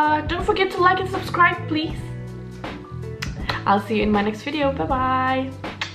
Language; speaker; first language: English; non-native, fluent; Indonesian